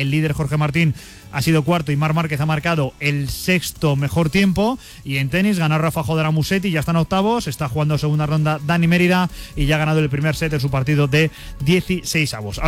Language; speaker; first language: Spanish; native; Spanish